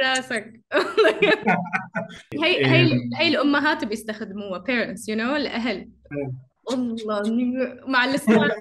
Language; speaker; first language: Arabic; native; Arabic